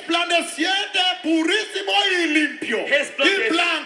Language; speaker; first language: Spanish; non-native, learner; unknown